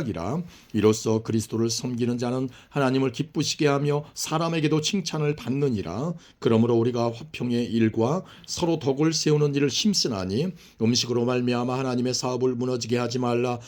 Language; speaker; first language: Korean; native; Korean